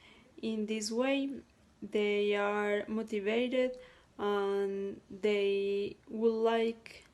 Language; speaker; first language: English; non-native, learner; Spanish